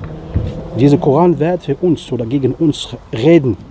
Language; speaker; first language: German; non-native, fluent; Riffian